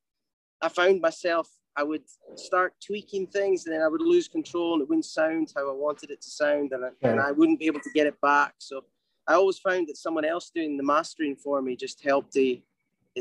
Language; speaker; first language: English; native; English